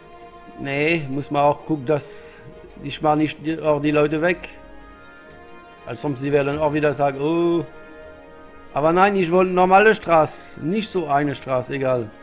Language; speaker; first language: German; non-native, learner; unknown